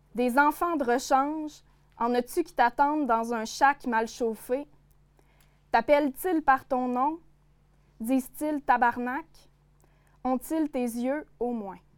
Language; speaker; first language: French; native; French